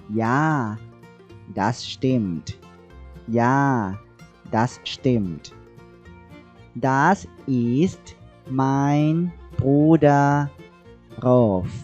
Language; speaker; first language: German; non-native, fluent; Thai